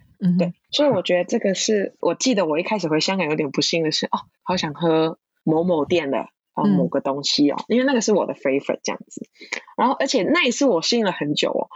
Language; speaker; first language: Chinese; non-native, local second language; Cantonese